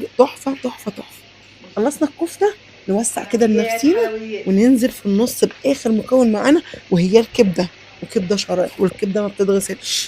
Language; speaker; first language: Arabic; native; Arabic